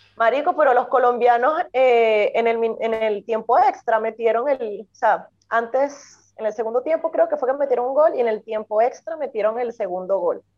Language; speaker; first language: Spanish; native; Spanish